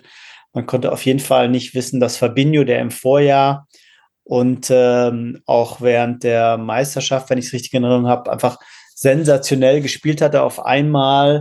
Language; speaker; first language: German; native; German